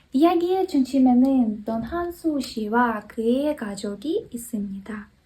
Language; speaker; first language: Korean; non-native, fluent; Ukrainian